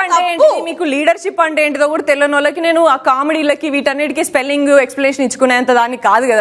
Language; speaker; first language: Telugu; native; Telugu